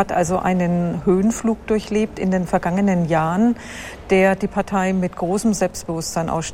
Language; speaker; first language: German; native; German